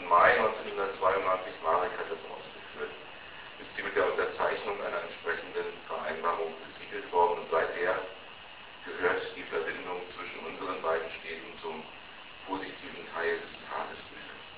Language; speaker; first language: German; native; German